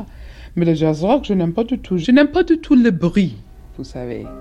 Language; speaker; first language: French; non-native, fluent; English